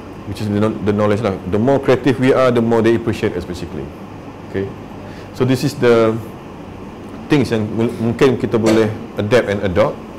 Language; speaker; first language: English; non-native, local second language; Malay